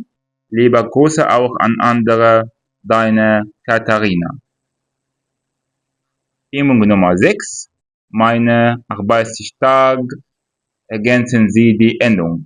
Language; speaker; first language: German; non-native, fluent; Arabic